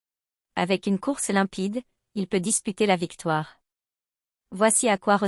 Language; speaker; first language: French; native; French